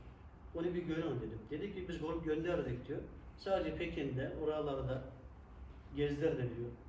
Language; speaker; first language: Turkish; non-native, learner; Uyghur